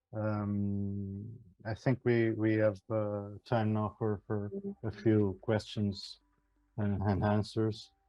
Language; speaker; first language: English; non-native, fluent; Portuguese